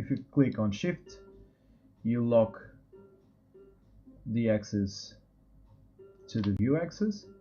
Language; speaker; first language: English; non-native, fluent; Portuguese